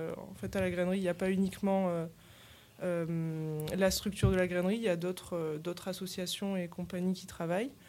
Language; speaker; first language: French; native; French